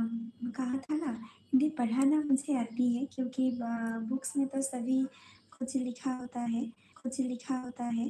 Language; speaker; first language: Hindi; non-native, local second language; Bangla